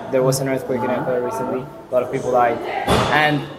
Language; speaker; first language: English; non-native, fluent; Spanish